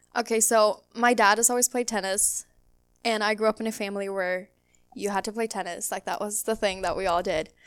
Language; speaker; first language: English; non-native, fluent; Swedish